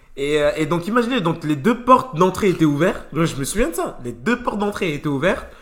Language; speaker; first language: French; native; French